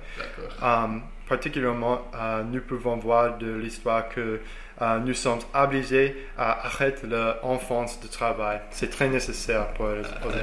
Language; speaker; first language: French; non-native, learner; English